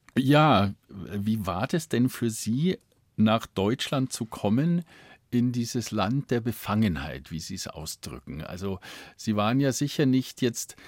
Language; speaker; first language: German; native; German